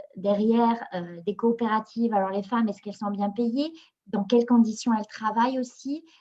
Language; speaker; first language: French; non-native, local second language; Arabic